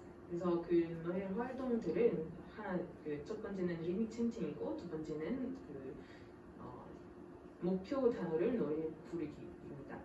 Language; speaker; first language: Korean; non-native, fluent; French